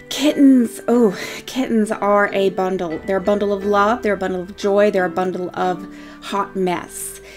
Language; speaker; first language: English; native; English